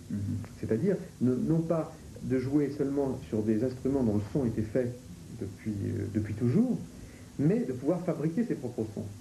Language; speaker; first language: French; native; French